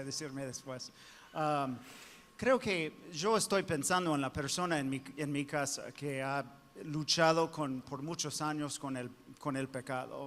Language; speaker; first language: Spanish; non-native, fluent; English